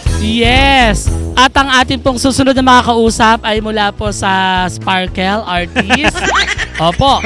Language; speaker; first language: Filipino; native; Filipino